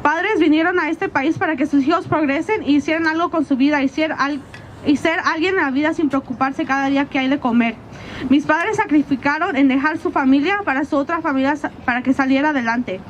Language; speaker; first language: Spanish; early bilingual, heritage; Spanish